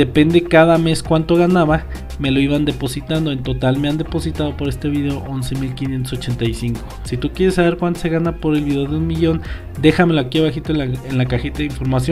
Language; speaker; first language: Spanish; native; Spanish